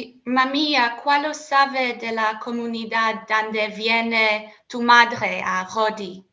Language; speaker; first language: Spanish; non-native, learner; English